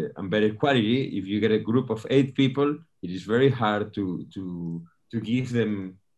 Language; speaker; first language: English; non-native, fluent; Spanish